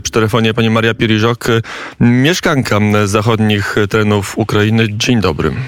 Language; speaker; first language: Polish; native; Polish